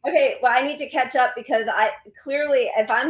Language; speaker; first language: English; native; English